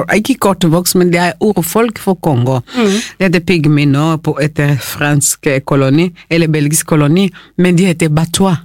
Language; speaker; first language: Norwegian; non-native, fluent; Swahili